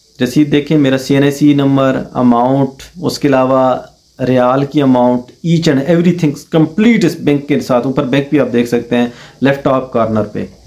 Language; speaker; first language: Urdu; non-native, local second language; Punjabi